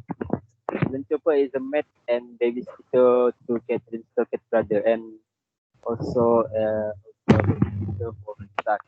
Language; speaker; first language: English; non-native, local second language; Malay